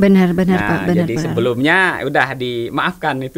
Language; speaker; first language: Indonesian; native; Indonesian